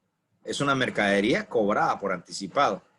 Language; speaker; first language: Spanish; native; Spanish